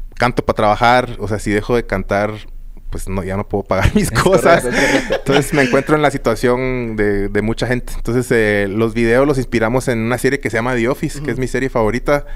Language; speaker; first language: Spanish; native; Spanish